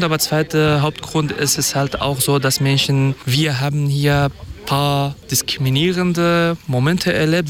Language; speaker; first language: German; non-native, fluent; Kurdish